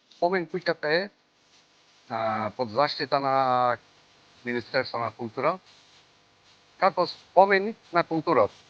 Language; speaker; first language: Macedonian; non-native, local second language; Turkish